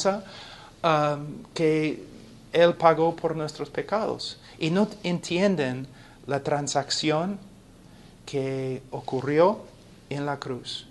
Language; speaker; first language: Spanish; non-native, fluent; English